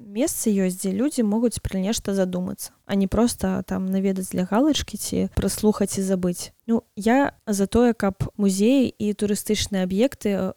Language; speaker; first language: Belarusian; non-native, local second language; Russian